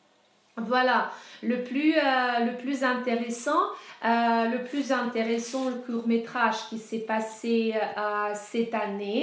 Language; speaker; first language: French; non-native, fluent; Russian